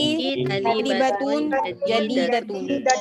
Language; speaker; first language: Arabic; non-native, learner; Filipino